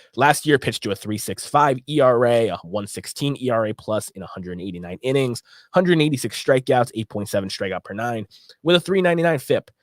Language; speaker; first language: English; native; English